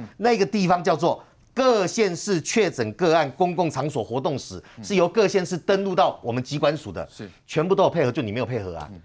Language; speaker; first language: Chinese; native; Chinese